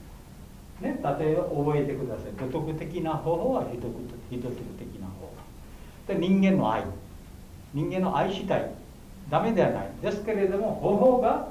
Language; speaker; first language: Japanese; non-native, learner; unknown